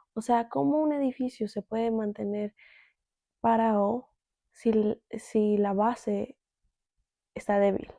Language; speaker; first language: Spanish; early bilingual, heritage; Spanish